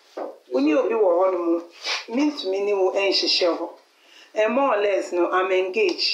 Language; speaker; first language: English; non-native, local second language; Akan